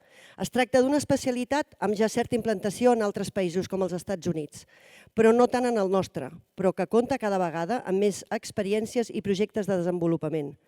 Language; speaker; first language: Catalan; native; Catalan